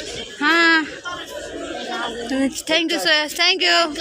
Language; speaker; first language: Hindi; non-native, learner; Tibetan